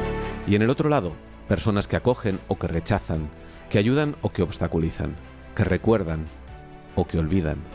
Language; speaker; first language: Spanish; native; Spanish